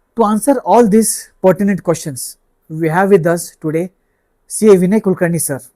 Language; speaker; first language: English; non-native, local second language; Kannada